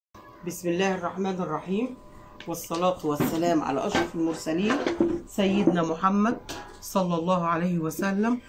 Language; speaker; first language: Arabic; native; Arabic